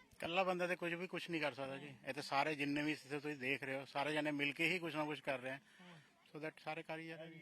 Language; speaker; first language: Punjabi; native; Punjabi